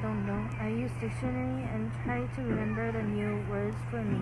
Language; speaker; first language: English; non-native, learner; Korean